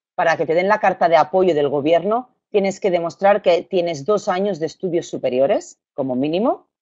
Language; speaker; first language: Spanish; native; Spanish